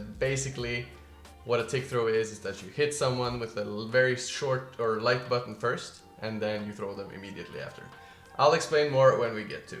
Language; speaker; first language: English; non-native, fluent; Norwegian